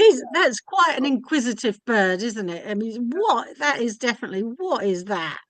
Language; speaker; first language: English; native; English